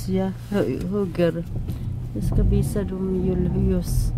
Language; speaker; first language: Swedish; non-native, fluent; Filipino